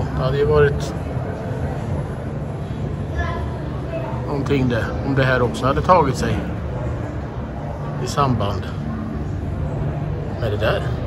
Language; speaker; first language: Swedish; native; Swedish